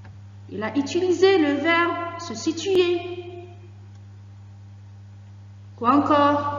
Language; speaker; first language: French; non-native, local second language; Arabic